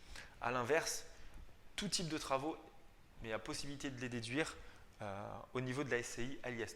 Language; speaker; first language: French; native; French